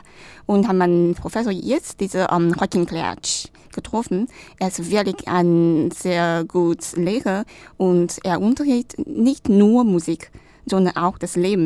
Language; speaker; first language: German; non-native, learner; Chinese